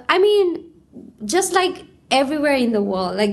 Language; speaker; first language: English; non-native, local second language; Nepali